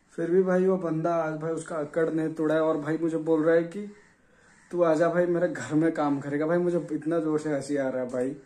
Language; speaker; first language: Hindi; non-native, local second language; Odia